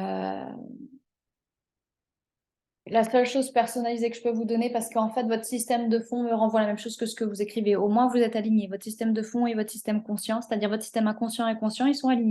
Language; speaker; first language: French; native; French